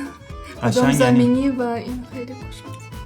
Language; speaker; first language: Persian; non-native, learner; Russian